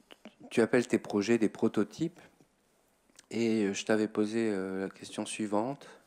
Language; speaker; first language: French; native; French